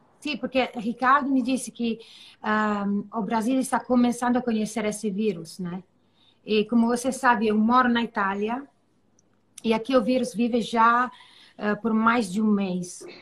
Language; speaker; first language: Portuguese; non-native, learner; Italian